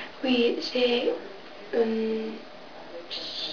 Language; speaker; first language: French; non-native, learner; English